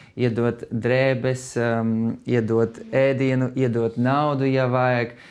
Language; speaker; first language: Latvian; non-native, fluent; Russian